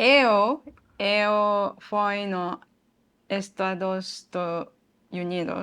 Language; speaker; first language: Portuguese; non-native, learner; Japanese